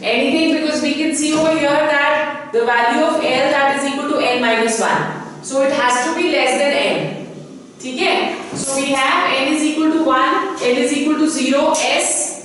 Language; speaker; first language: English; non-native, local second language; Hindi